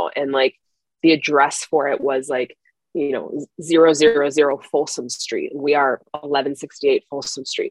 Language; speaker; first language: English; native; English